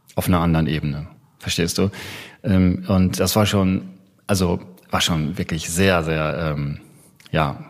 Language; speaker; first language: German; native; German